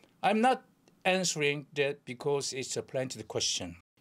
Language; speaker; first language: English; non-native, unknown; Korean